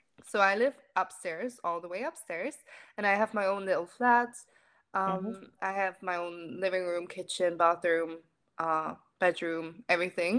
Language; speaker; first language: English; non-native, fluent; German